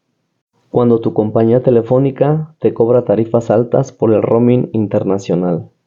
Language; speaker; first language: Spanish; native; Spanish